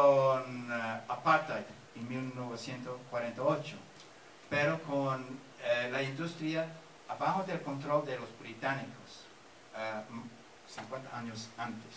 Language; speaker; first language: Spanish; non-native, fluent; English